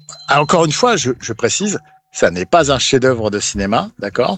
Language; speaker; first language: French; native; French